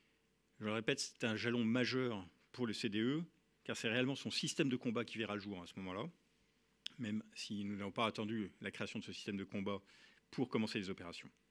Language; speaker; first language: French; native; French